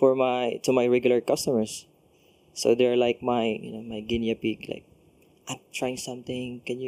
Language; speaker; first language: English; non-native, local second language; Cebuano